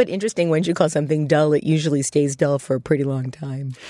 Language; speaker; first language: English; native; English